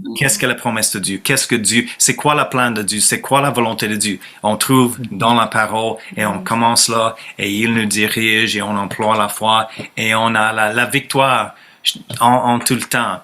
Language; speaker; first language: French; non-native, fluent; English